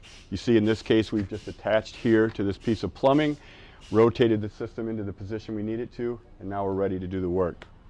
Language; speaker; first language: English; native; English